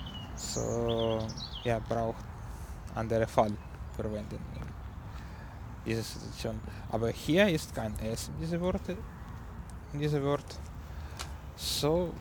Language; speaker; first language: German; non-native, learner; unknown